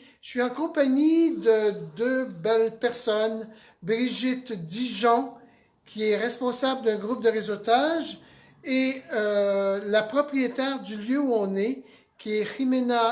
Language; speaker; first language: French; native; French